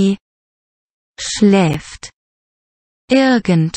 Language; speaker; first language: German; non-native, learner; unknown